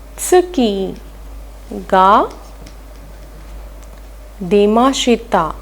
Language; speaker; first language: Japanese; non-native, fluent; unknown